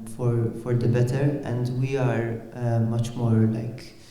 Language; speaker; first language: English; non-native, local second language; Maltese